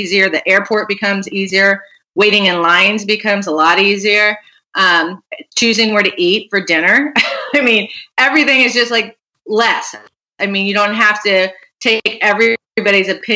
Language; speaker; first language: English; native; English